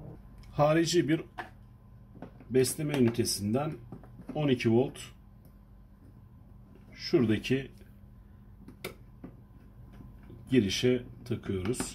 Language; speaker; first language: Turkish; native; Turkish